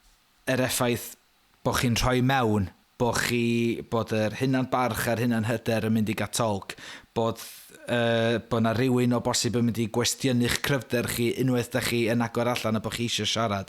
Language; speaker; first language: Welsh; native; Welsh